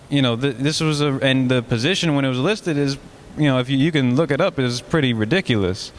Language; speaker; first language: English; native; English